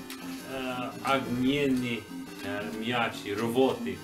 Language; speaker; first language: Russian; non-native, learner; English